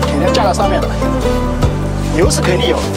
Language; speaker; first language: Chinese; native; Chinese